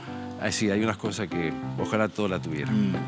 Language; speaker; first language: Spanish; native; Spanish